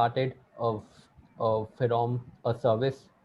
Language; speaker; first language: English; non-native, local second language; Hindi